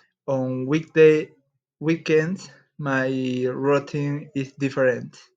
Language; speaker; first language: English; non-native, learner; Spanish